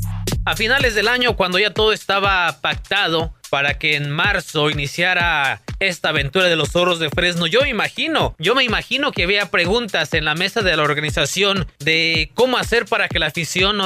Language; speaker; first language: Spanish; native; Spanish